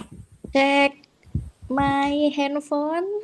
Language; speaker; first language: English; non-native, learner; Indonesian